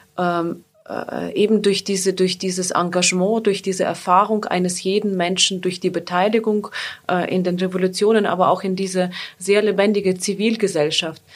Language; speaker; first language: German; non-native, fluent; Ukrainian